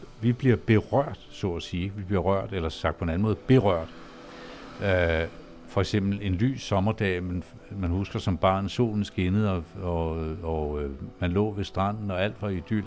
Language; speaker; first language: Danish; native; Danish